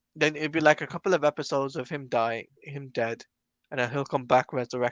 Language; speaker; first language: English; native; English